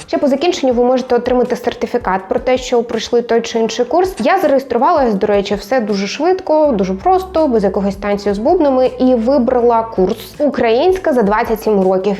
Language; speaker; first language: Ukrainian; non-native, local second language; Russian